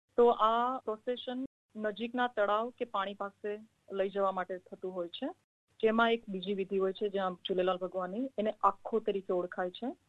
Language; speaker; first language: Gujarati; non-native, local second language; Sindhi